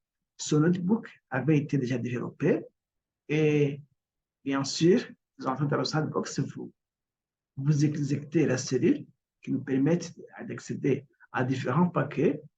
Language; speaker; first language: French; non-native, local second language; Kinyarwanda